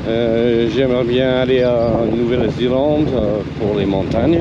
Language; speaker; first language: French; non-native, fluent; English